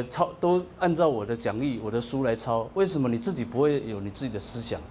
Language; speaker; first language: Chinese; native; Chinese